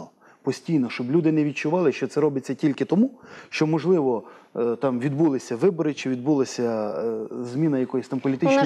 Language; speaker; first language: Ukrainian; native; Ukrainian